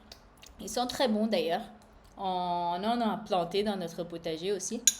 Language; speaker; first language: French; non-native, fluent; English